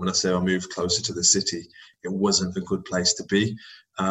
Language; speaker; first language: English; native; English